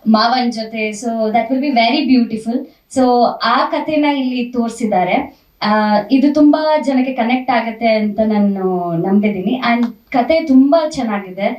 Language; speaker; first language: Kannada; native; Kannada